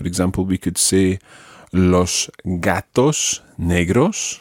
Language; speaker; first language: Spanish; non-native, fluent; English